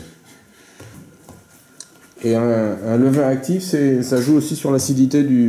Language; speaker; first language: French; native; French